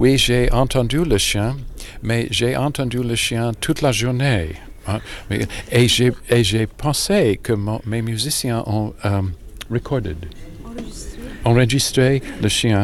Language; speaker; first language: French; non-native, learner; English